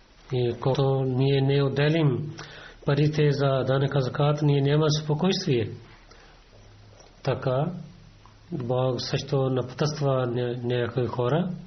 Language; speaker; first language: Bulgarian; non-native, fluent; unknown